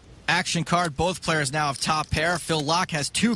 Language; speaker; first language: English; native; English